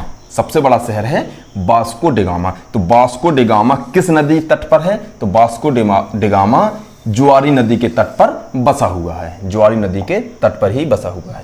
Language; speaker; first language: Hindi; native; Hindi